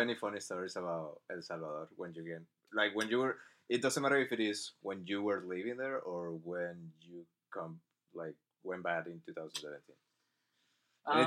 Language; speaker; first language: English; non-native, fluent; Spanish